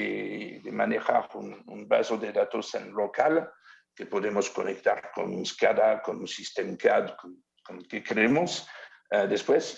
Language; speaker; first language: Spanish; non-native, learner; French